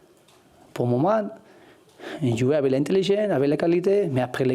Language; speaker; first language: French; non-native, learner; Spanish